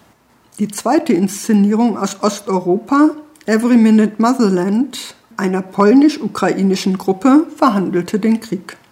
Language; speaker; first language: German; native; German